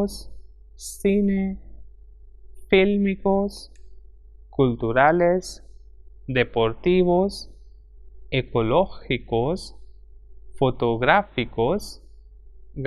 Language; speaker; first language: Spanish; non-native, fluent; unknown